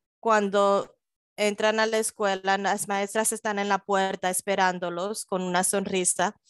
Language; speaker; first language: Spanish; early bilingual, heritage; Spanish